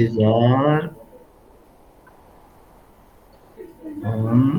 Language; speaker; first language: Persian; non-native, learner; Urdu